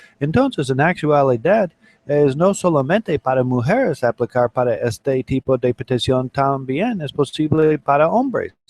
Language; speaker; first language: Spanish; non-native, learner; English